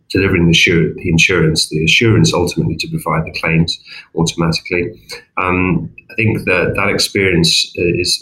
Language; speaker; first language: English; native; English